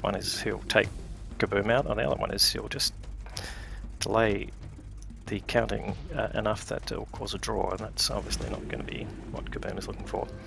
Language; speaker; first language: English; native; English